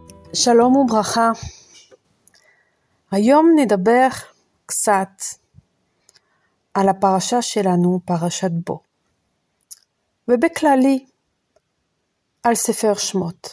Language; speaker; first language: Hebrew; non-native, fluent; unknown